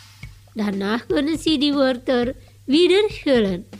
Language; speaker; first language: German; non-native, fluent; Indonesian